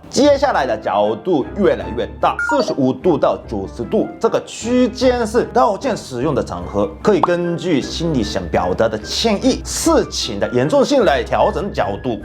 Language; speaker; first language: Chinese; non-native, fluent; Japanese